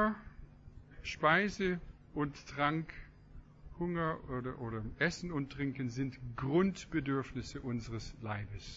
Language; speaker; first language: German; non-native, fluent; English